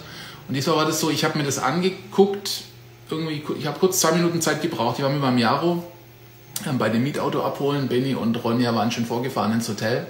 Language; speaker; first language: German; native; German